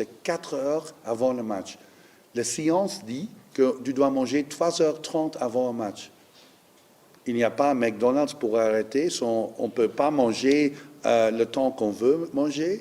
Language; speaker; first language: French; non-native, learner; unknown